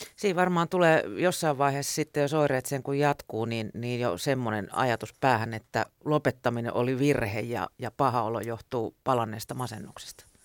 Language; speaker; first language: Finnish; native; Finnish